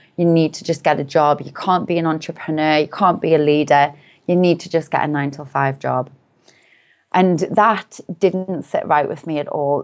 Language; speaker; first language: English; native; English